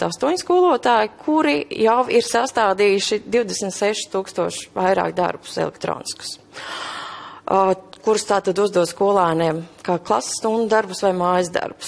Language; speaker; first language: Latvian; native; Latvian